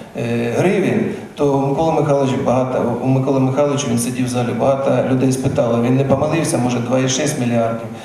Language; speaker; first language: Ukrainian; native; Ukrainian